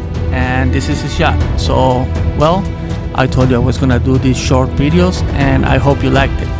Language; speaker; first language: English; non-native, fluent; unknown